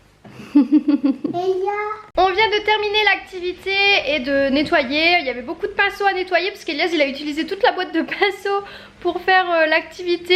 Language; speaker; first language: French; native; French